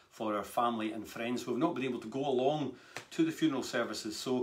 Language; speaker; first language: English; native; English